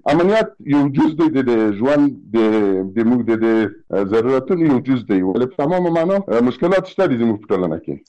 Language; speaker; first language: Pashto; non-native, local second language; Persian